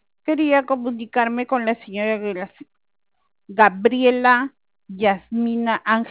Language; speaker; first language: Spanish; native; Spanish